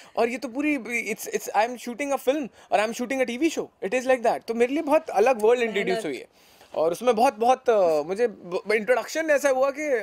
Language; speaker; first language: Hindi; native; Hindi